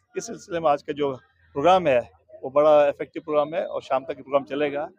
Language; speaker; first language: Hindi; non-native, local second language; Kannada